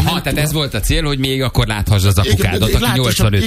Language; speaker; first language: Hungarian; native; Hungarian